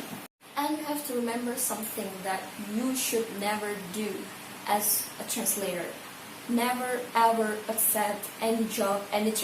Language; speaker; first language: English; non-native, learner; Indonesian